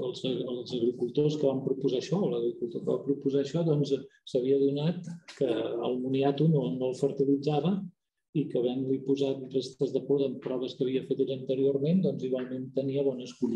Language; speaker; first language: Catalan; native; Catalan